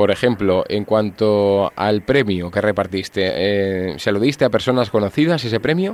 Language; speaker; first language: Spanish; native; Spanish